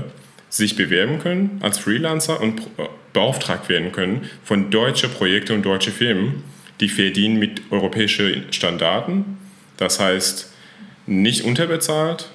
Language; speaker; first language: German; non-native, fluent; Persian